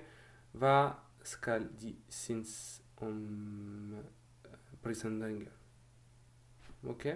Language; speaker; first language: Norwegian; non-native, learner; French